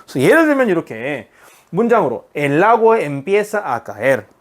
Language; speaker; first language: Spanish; non-native, fluent; Korean